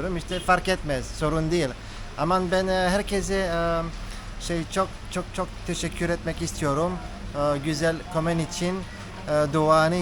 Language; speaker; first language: Turkish; early bilingual, heritage; Turkish